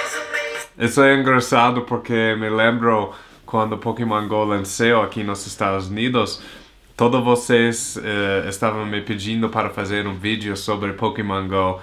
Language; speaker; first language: Portuguese; non-native, learner; English